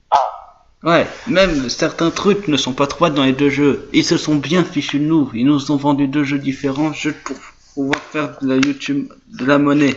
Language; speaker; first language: French; native; French